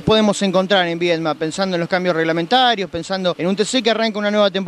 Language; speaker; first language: Spanish; native; Spanish